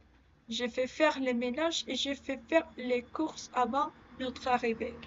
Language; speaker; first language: French; non-native, learner; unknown